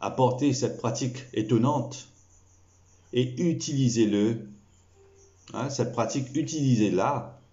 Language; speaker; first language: French; non-native, local second language; Morisyen